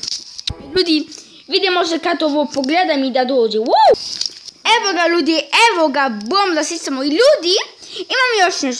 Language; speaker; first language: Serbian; early bilingual, heritage; Serbian